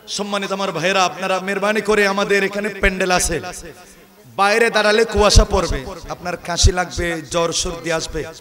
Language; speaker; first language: Bangla; native; Bangla